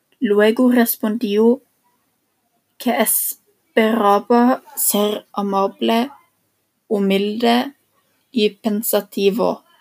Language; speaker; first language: Spanish; non-native, learner; Norwegian